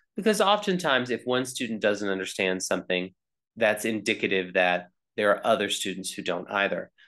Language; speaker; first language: English; native; English